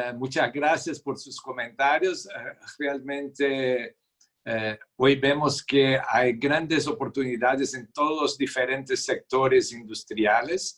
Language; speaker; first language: Spanish; non-native, fluent; Portuguese